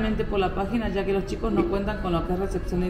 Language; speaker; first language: Spanish; native; Spanish